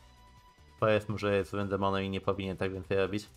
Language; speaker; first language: Polish; native; Polish